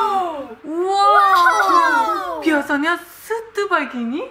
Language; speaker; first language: Indonesian; non-native, learner; Korean